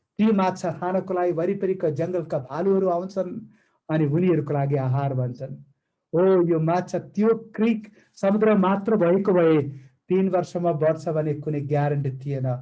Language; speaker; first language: Nepali; non-native, fluent; Malayalam